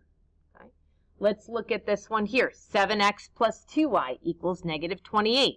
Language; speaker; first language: English; native; English